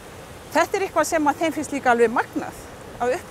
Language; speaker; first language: Icelandic; native; Icelandic